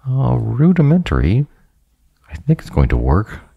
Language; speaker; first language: English; native; English